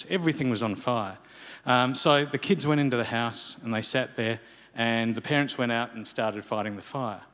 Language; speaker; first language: English; native; English